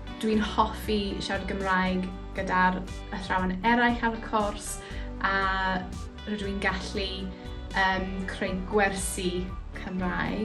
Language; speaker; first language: Welsh; non-native, local second language; English